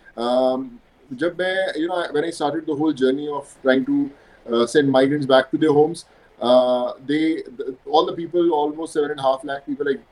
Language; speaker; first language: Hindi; non-native, local second language; Punjabi